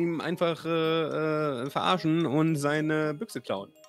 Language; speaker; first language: German; native; German